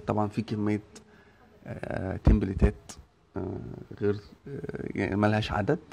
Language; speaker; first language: Arabic; native; Arabic